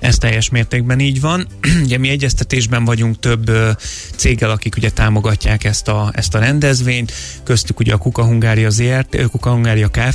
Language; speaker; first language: Hungarian; native; Hungarian